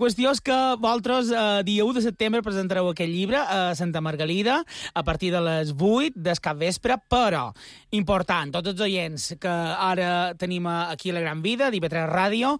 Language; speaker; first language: Catalan; native; Catalan